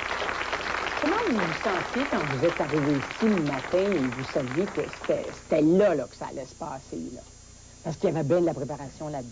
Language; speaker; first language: French; native; French